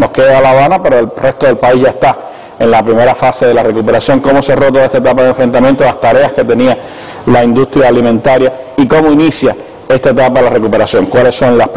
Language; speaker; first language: Spanish; native; Spanish